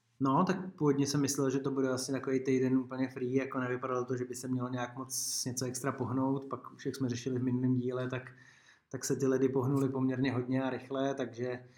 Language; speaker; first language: Czech; native; Czech